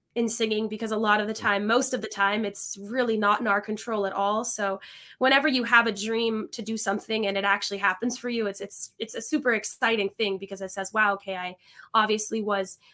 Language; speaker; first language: English; native; English